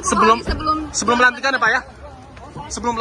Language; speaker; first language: Indonesian; native; Indonesian